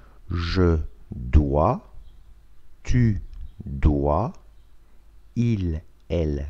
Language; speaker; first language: French; non-native, fluent; Russian